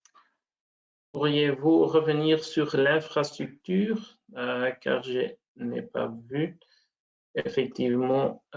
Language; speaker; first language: French; non-native, local second language; Dutch